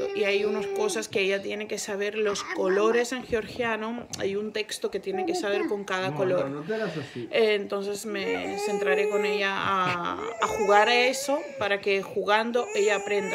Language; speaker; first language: Spanish; non-native, fluent; Georgian